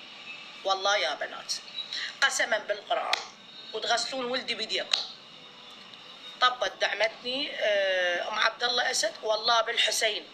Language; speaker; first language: Arabic; native; Arabic